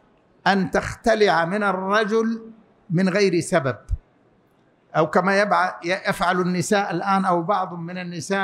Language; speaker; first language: Arabic; native; Arabic